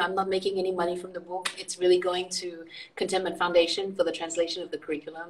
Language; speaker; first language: English; early bilingual, other home language; Indonesian